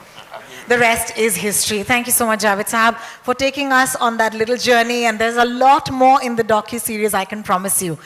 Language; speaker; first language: English; non-native, local second language; Hindi